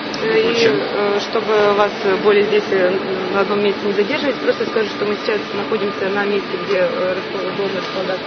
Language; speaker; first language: Russian; native; Russian